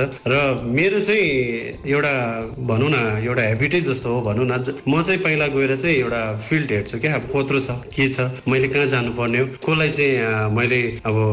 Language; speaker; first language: Nepali; native; Nepali